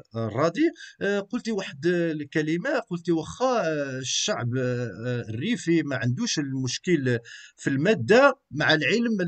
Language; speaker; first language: Arabic; native; Arabic